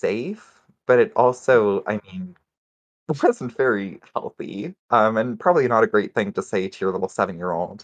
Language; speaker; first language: English; native; English